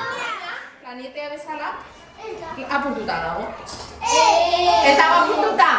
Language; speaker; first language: Basque; non-native, local second language; Spanish